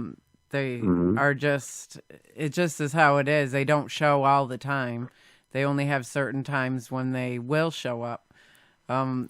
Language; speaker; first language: English; native; English